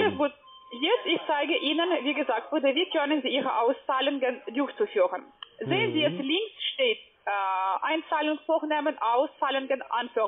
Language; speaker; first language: German; non-native, fluent; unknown